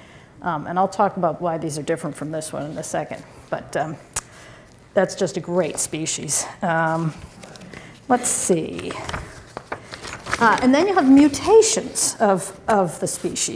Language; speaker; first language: English; native; English